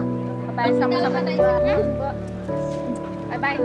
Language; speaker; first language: Indonesian; non-native, local second language; Javanese